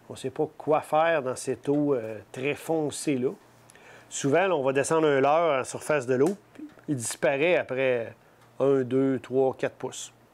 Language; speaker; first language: French; native; French